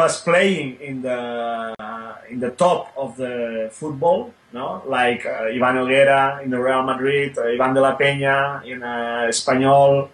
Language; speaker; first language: English; non-native, learner; Spanish